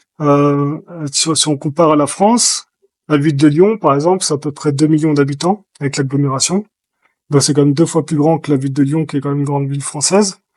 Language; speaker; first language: French; native; French